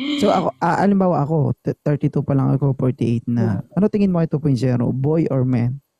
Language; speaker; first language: Filipino; native; Filipino